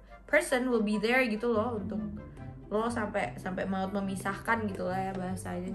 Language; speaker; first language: Indonesian; early bilingual, heritage; Indonesian